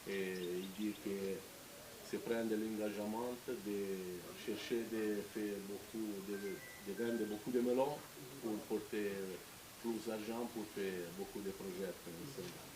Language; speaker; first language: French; non-native, learner; Italian